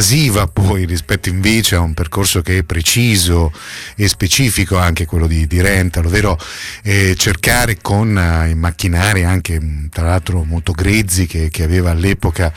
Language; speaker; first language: Italian; native; Italian